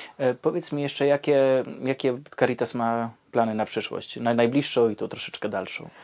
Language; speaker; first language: Polish; native; Polish